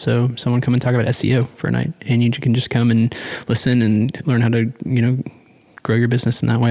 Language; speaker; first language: English; native; English